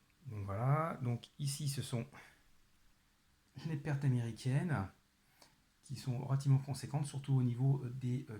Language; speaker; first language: French; native; French